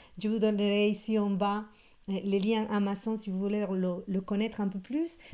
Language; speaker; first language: French; non-native, fluent; Spanish